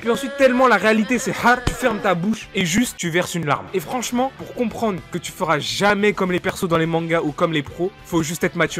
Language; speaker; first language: French; native; French